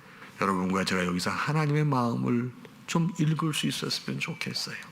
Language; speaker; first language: Korean; native; Korean